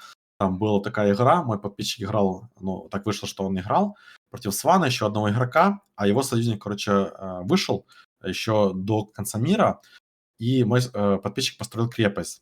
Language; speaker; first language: Russian; native; Russian